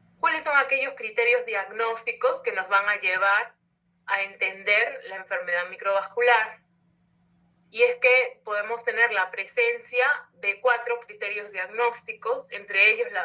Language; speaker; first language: Spanish; native; Spanish